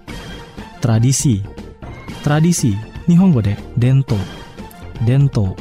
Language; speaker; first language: Japanese; non-native, fluent; Indonesian